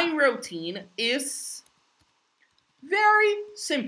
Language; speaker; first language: English; non-native, fluent; Portuguese